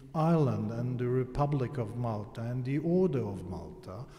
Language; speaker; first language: English; non-native, fluent; Polish